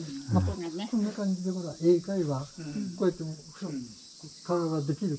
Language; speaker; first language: Japanese; native; Japanese